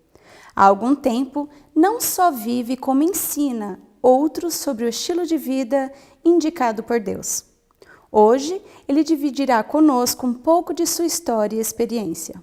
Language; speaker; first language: Portuguese; native; Portuguese